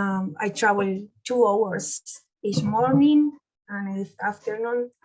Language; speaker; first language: English; non-native, learner; Spanish